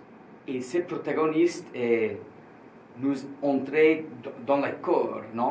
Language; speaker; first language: French; non-native, learner; Italian